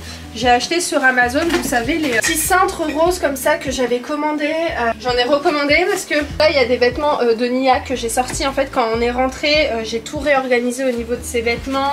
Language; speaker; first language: French; native; French